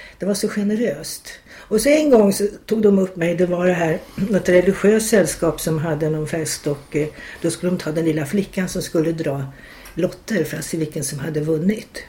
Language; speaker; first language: Swedish; native; Swedish